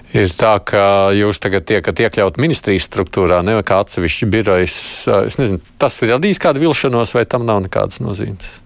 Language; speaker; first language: Latvian; native; Latvian